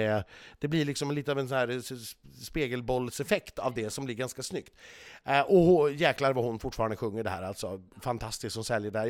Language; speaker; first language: Swedish; native; Swedish